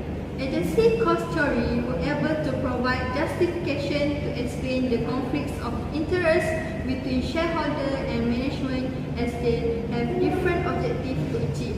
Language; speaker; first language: English; non-native, learner; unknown